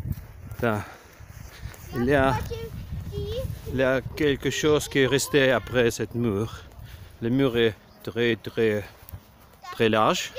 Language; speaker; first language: French; non-native, learner; Ukrainian